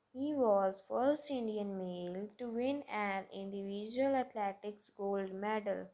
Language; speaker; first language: English; non-native, local second language; Punjabi